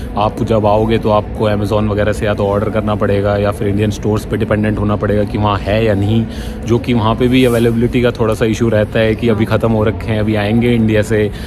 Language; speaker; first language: Hindi; native; Hindi